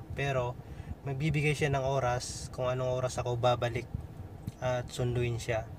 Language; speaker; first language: Filipino; non-native, local second language; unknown